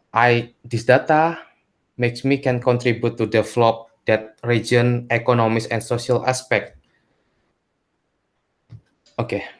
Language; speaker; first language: English; non-native, learner; Indonesian